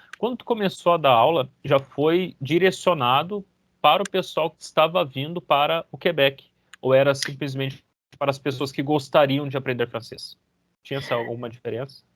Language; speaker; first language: Portuguese; native; Portuguese